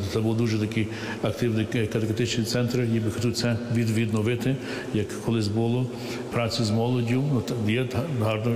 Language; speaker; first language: Ukrainian; early bilingual, heritage; English